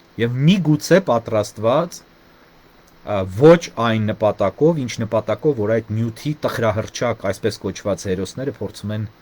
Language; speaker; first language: Armenian; native; Armenian